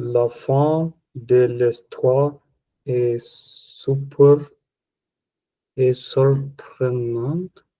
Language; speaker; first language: French; non-native, learner; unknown